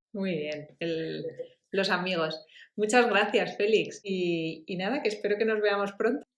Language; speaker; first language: Spanish; native; Spanish